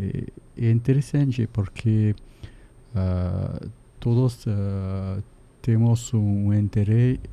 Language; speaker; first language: Portuguese; non-native, learner; French